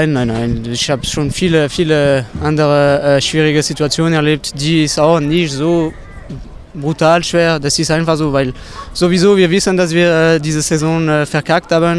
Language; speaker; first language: German; non-native, fluent; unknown